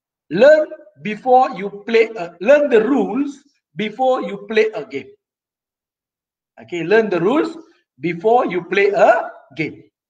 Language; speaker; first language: English; non-native, local second language; Malay